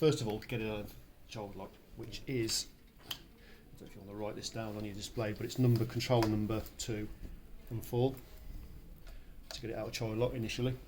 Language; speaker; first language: English; native; English